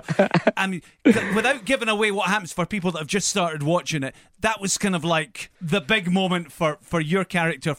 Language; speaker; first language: English; native; English